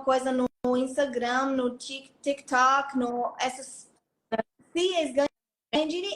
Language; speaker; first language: Portuguese; non-native, fluent; Hebrew